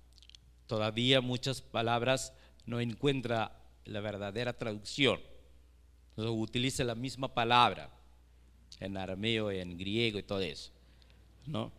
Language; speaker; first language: Spanish; non-native, fluent; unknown